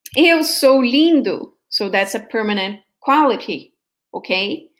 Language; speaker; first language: English; non-native, fluent; Portuguese